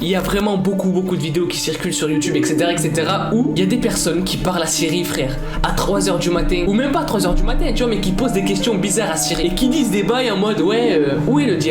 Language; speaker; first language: French; native; French